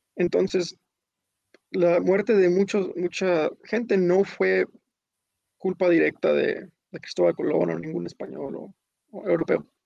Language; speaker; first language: Spanish; early bilingual, heritage; Spanish